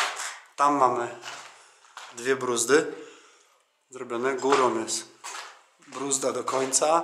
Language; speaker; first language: Polish; native; Polish